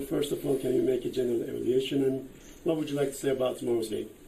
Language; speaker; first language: English; non-native, fluent; Turkish